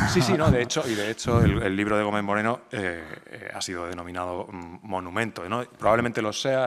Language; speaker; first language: Spanish; native; Spanish